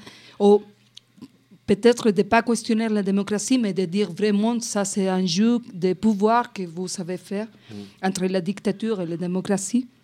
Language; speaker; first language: French; non-native, fluent; Spanish